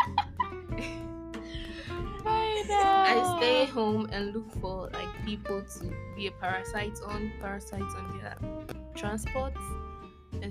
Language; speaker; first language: English; non-native, local second language; Akan